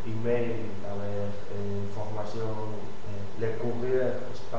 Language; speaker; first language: French; non-native, learner; Spanish